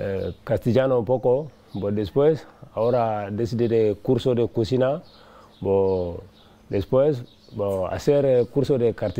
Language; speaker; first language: Spanish; non-native, learner; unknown